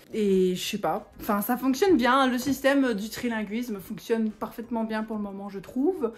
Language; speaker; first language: French; native; French